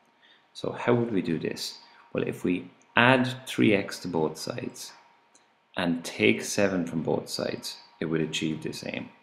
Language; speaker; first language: English; native; English